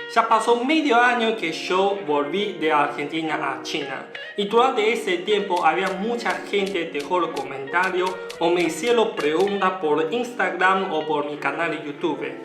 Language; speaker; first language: Spanish; non-native, learner; Chinese